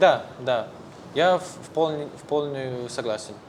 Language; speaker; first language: Russian; non-native, fluent; Polish